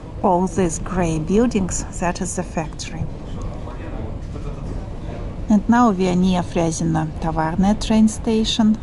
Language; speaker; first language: English; non-native, fluent; Russian